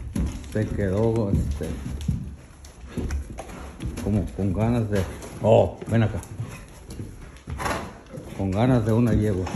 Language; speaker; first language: Spanish; native; Spanish